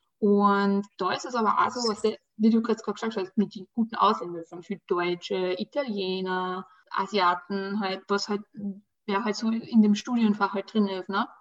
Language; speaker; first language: German; early bilingual, other home language; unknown